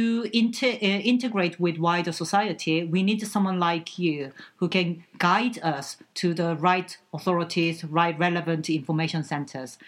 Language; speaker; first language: English; non-native, fluent; Korean